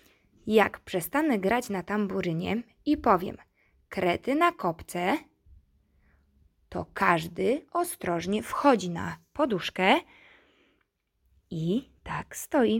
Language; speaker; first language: Polish; native; Polish